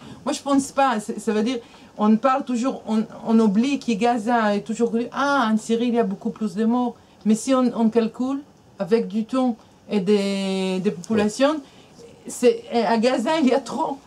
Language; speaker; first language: French; non-native, fluent; Hebrew